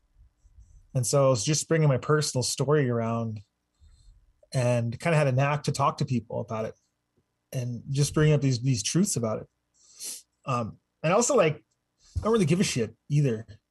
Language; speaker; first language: English; native; English